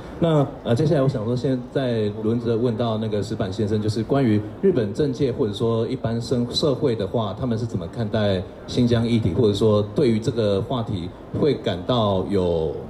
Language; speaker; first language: Chinese; native; Chinese